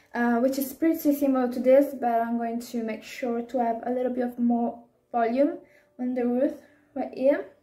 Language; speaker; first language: English; non-native, fluent; Italian